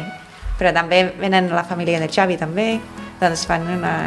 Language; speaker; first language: Catalan; non-native, fluent; English